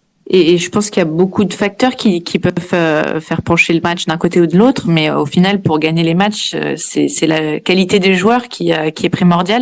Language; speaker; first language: French; native; French